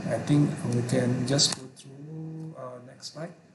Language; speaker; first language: English; non-native, local second language; Malay